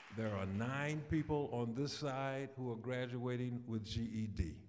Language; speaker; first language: English; native; English